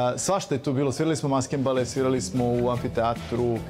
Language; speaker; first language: Serbian; native; Serbian